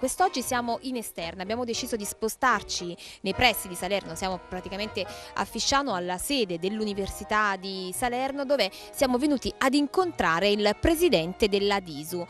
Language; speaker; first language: Italian; native; Italian